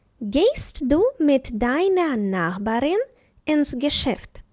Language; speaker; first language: German; non-native, fluent; Ukrainian